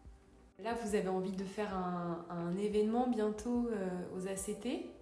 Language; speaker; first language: French; native; French